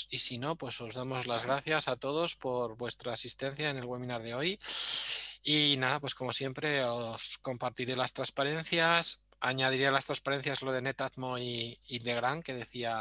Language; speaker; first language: Spanish; native; Spanish